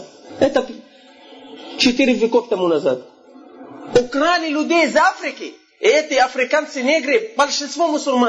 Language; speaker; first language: Russian; non-native, fluent; Arabic